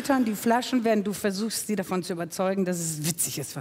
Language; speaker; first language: German; native; German